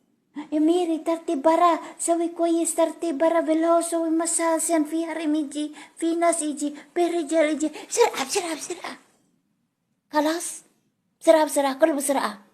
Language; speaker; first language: Arabic; non-native, learner; Oromo